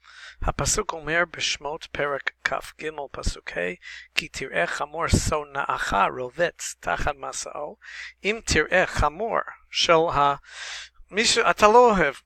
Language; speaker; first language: Hebrew; non-native, fluent; English